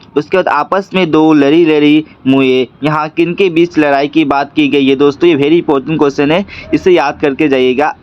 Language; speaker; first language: Hindi; non-native, local second language; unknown